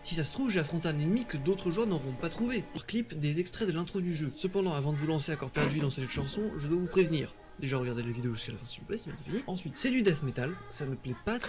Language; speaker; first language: French; native; French